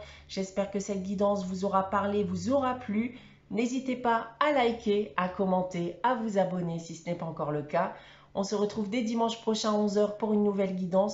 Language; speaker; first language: French; native; French